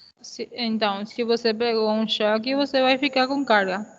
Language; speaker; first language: Portuguese; non-native, fluent; Spanish